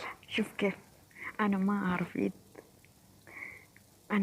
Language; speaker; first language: Arabic; non-native, learner; Oromo